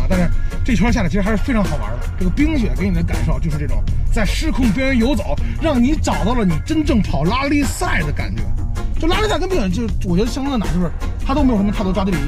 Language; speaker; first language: Chinese; native; Chinese